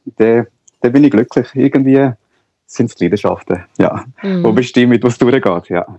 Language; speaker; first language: Swiss German; non-native, local second language; Spanish